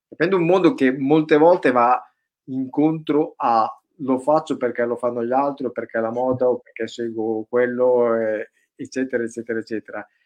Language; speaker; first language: Italian; native; Italian